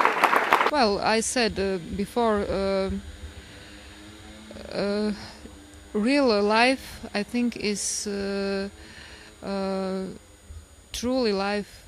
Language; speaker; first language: English; non-native, learner; Croatian